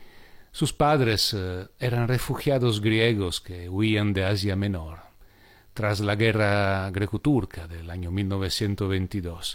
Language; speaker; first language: Spanish; non-native, fluent; Italian